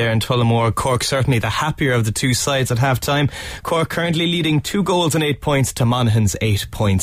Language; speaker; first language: English; native; English